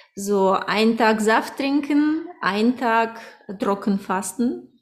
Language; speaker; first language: German; early bilingual, other home language; Russian